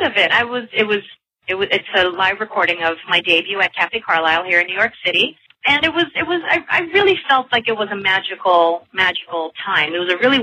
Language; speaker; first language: English; non-native, local second language; Filipino